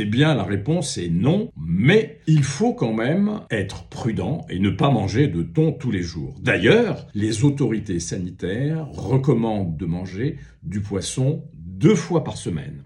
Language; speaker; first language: French; native; French